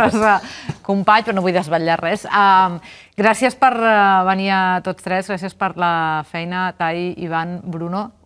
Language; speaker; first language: Catalan; native; Catalan